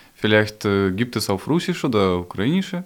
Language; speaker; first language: German; non-native, learner; Ukrainian